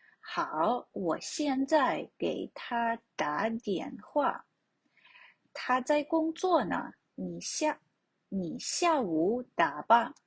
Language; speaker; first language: Chinese; non-native, fluent; Ukrainian